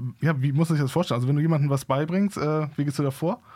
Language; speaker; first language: German; native; German